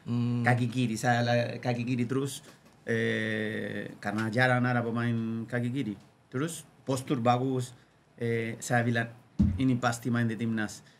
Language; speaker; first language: Indonesian; non-native, learner; Spanish